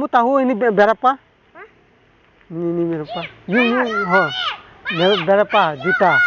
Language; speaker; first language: Indonesian; non-native, learner; Bangla